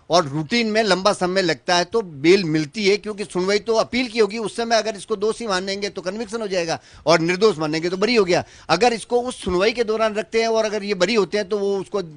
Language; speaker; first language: Hindi; native; Hindi